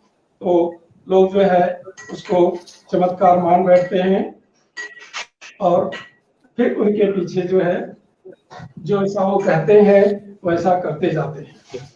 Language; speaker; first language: Hindi; native; Hindi